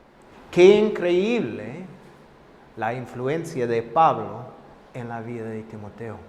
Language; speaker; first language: Spanish; non-native, fluent; English